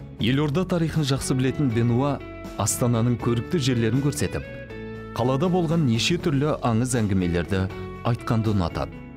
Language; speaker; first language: Kazakh; non-native, fluent; French